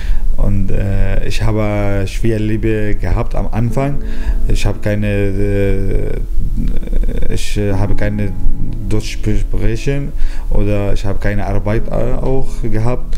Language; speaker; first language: German; non-native, learner; Arabic